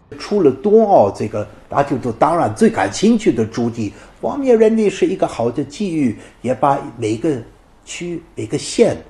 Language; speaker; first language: Chinese; non-native, fluent; German